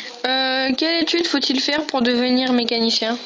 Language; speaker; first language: French; native; French